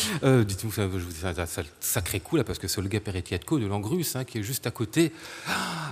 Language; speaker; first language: French; native; French